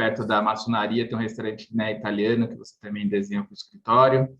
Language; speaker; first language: Portuguese; native; Portuguese